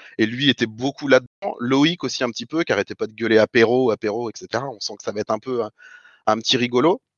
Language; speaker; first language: French; native; French